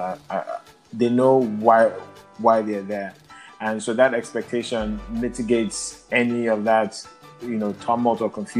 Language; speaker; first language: English; non-native, local second language; Yoruba